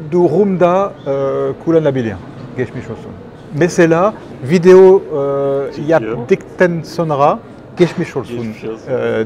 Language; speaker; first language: Turkish; non-native, learner; French